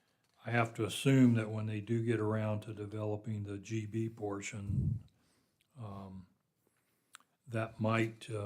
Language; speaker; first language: English; native; English